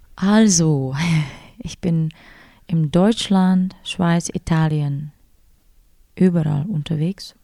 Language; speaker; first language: German; non-native, fluent; Czech